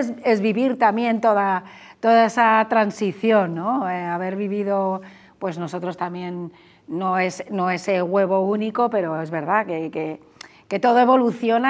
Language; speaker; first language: Spanish; native; Spanish